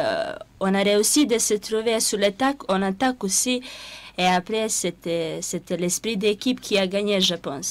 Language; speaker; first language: French; non-native, fluent; Serbian